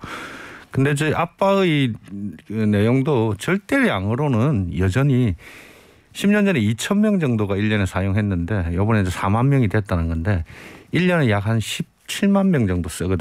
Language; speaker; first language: Korean; native; Korean